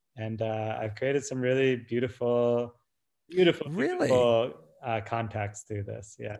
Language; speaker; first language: English; native; English